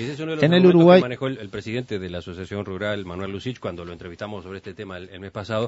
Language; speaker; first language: Spanish; native; Spanish